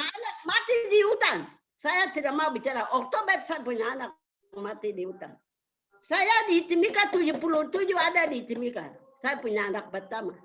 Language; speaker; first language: Indonesian; non-native, local second language; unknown